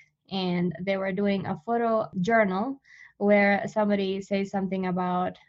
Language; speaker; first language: English; non-native, fluent; Divehi